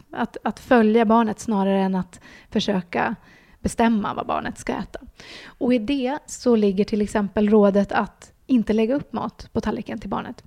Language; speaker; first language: Swedish; native; Swedish